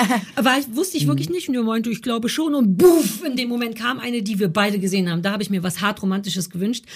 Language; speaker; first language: German; native; German